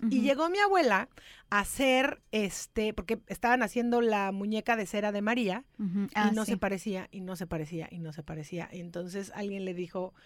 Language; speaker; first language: Spanish; native; Spanish